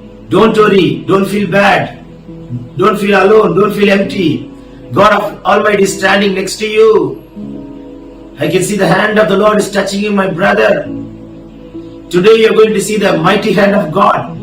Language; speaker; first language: English; non-native, local second language; Tamil